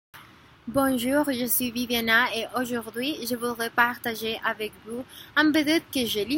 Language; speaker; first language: French; non-native, learner; Spanish